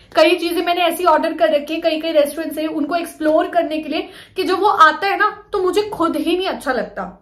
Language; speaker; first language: Hindi; native; Hindi